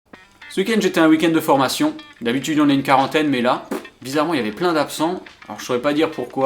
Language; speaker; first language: French; native; French